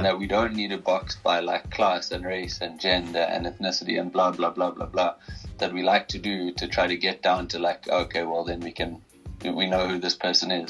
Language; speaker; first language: English; native; English